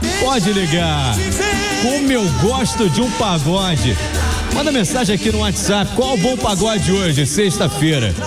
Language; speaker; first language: Portuguese; native; Portuguese